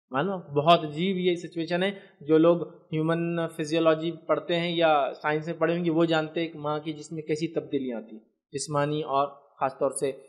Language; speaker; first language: Urdu; native; Urdu